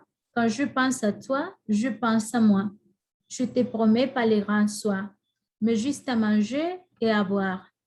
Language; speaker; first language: French; non-native, fluent; Spanish